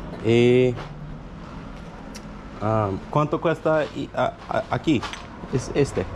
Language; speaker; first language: Spanish; non-native, learner; English